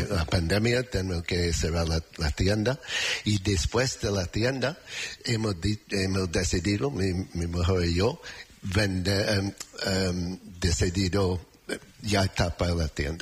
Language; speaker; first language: Spanish; non-native, learner; English